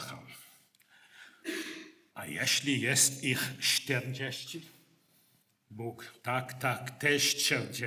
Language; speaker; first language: Polish; non-native, learner; English